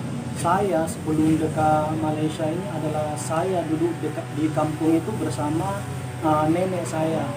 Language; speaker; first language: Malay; non-native, local second language; Madurese